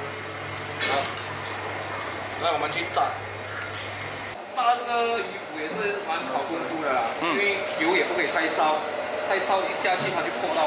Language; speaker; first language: Chinese; native; Chinese